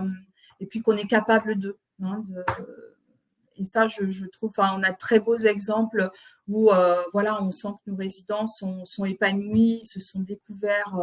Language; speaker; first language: French; native; French